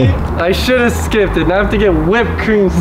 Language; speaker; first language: English; native; English